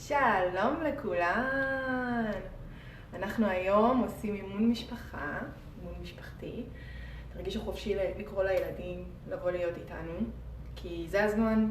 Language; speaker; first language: Hebrew; native; Hebrew